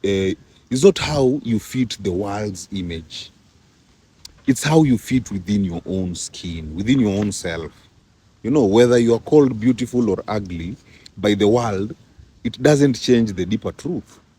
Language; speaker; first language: English; non-native, local second language; Swahili